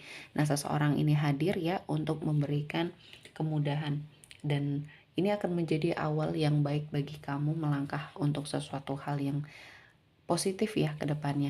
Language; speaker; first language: Indonesian; native; Indonesian